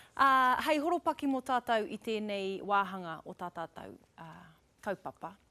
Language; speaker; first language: Māori; non-native, local second language; English